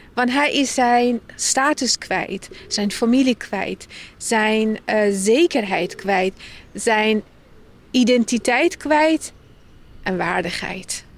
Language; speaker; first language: Dutch; non-native, fluent; Persian